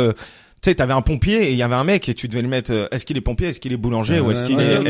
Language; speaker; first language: French; native; French